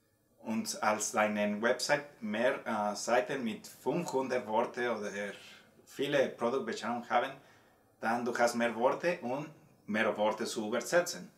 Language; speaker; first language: German; non-native, learner; Spanish